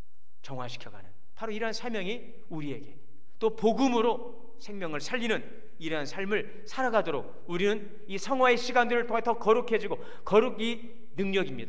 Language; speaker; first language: Korean; native; Korean